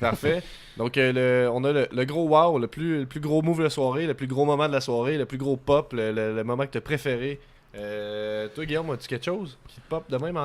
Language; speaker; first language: French; native; French